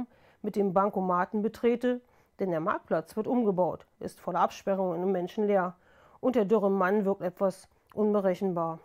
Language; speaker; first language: German; native; German